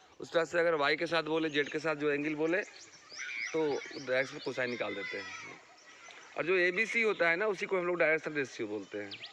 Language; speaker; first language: Hindi; native; Hindi